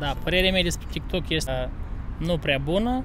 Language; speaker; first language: Romanian; native; Romanian